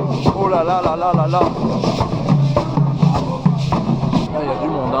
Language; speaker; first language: French; native; French